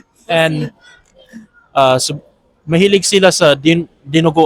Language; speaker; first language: Filipino; non-native, fluent; English